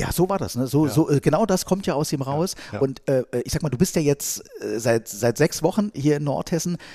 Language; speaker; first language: German; native; German